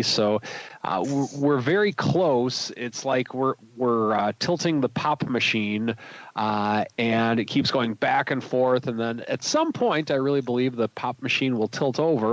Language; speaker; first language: English; native; English